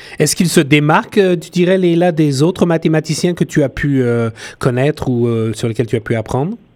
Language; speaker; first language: French; native; French